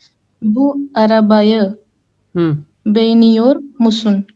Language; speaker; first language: Turkish; non-native, learner; Urdu